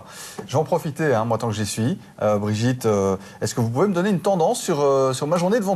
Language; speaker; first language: French; native; French